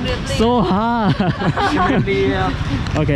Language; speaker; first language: English; non-native, fluent; Chinese